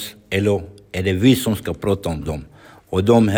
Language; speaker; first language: Swedish; non-native, fluent; Romany